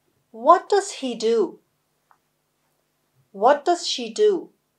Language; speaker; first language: English; non-native, fluent; Persian